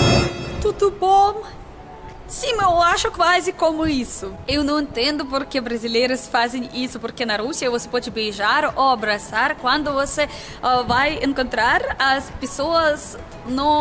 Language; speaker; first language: Portuguese; non-native, learner; Russian